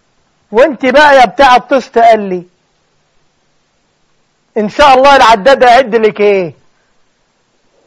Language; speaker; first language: Arabic; native; Arabic